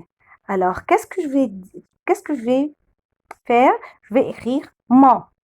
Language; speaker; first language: French; non-native, fluent; Arabic